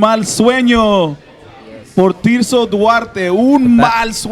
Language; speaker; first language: Spanish; early bilingual, heritage; Spanish